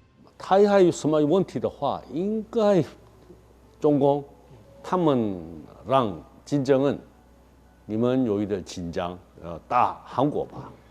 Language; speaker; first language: Chinese; non-native, fluent; Korean